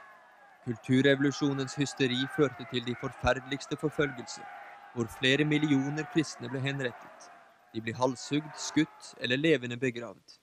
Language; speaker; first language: Norwegian; native; Norwegian